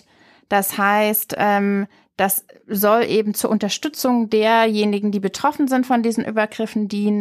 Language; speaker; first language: German; native; German